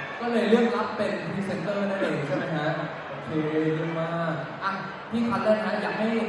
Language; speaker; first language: Thai; native; Thai